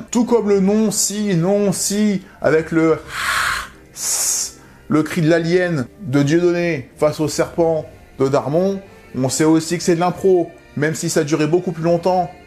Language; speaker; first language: French; native; French